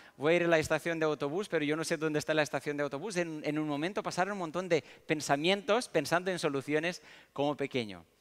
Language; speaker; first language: Spanish; early bilingual, other home language; Romanian